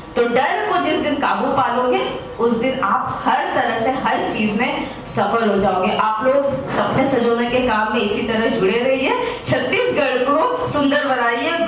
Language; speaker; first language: Hindi; native; Hindi